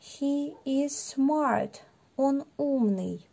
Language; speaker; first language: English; non-native, fluent; Russian